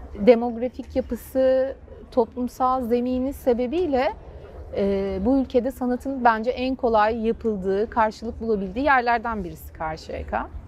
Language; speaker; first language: Turkish; native; Turkish